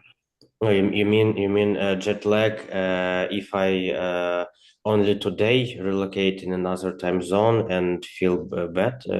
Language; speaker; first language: English; non-native, learner; Ukrainian